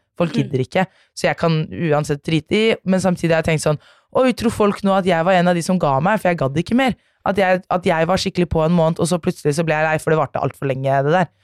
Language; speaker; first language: Norwegian; native; Norwegian